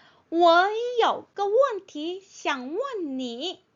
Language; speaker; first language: Chinese; non-native, fluent; Korean